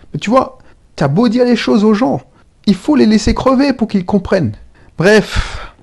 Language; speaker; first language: French; native; French